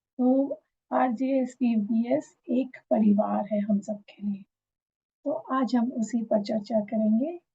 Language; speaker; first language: Hindi; native; Hindi